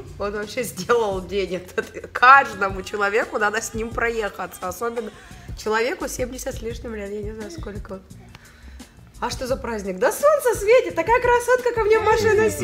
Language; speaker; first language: Russian; native; Russian